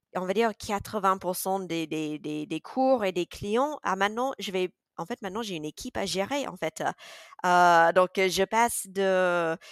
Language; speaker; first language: French; non-native, fluent; English